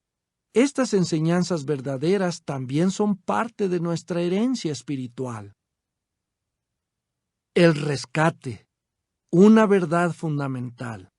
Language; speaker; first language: Spanish; native; Spanish